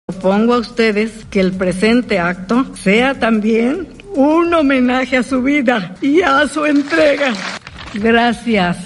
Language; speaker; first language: Spanish; native; Spanish